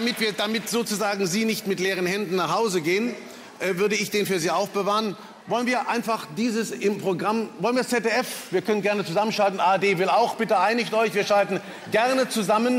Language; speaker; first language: German; native; German